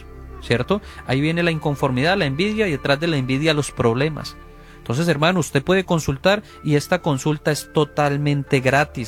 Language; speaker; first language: Spanish; native; Spanish